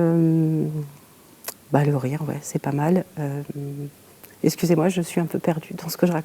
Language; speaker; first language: French; native; French